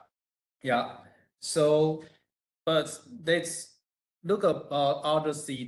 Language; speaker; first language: English; non-native, fluent; Chinese